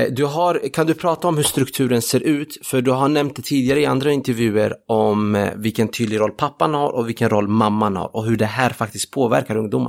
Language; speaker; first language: Swedish; non-native, fluent; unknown